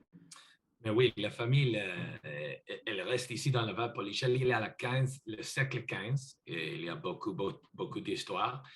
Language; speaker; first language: French; non-native, learner; English